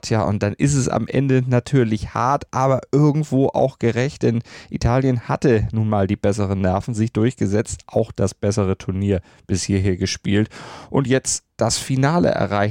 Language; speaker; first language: German; native; German